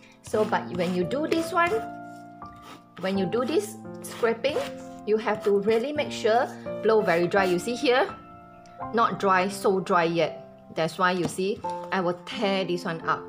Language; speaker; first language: English; non-native, local second language; Chinese